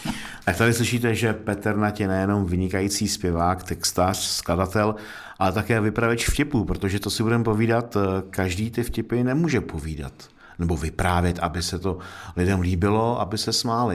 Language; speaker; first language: Czech; native; Czech